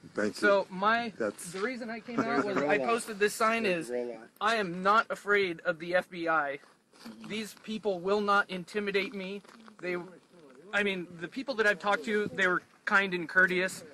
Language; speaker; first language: English; native; English